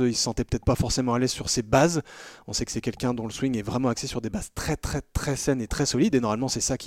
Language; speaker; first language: French; native; French